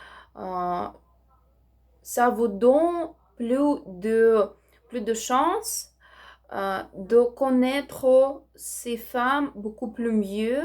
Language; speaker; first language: French; non-native, learner; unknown